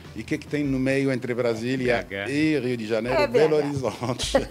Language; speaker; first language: Portuguese; non-native, fluent; French